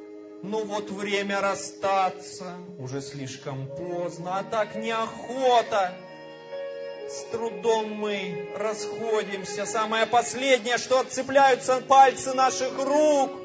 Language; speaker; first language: Russian; native; Russian